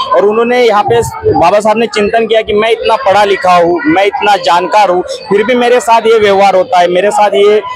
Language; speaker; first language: Hindi; non-native, local second language; Gujarati